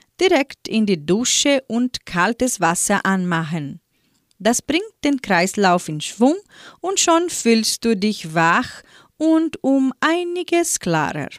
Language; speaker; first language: German; native; German